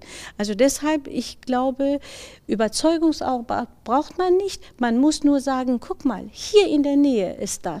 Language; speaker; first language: German; non-native, fluent; Persian